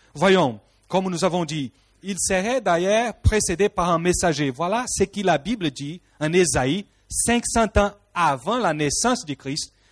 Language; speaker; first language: French; non-native, fluent; Portuguese